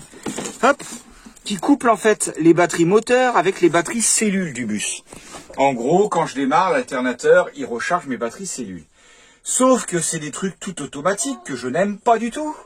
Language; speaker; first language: French; native; French